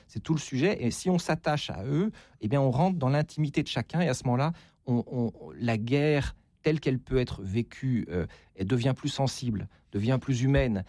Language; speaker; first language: French; native; French